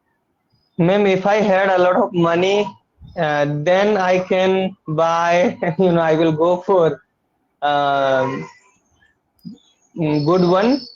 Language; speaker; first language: English; non-native, learner; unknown